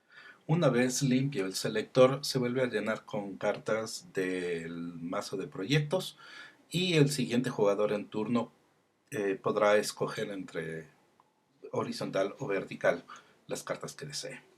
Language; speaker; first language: Spanish; native; Spanish